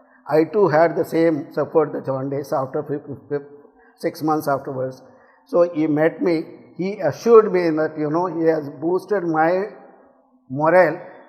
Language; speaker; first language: English; non-native, local second language; Telugu